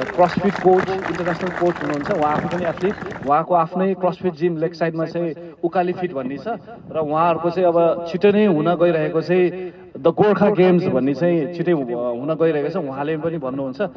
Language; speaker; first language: Nepali; native; Nepali